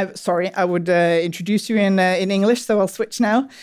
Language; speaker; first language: English; non-native, fluent; Norwegian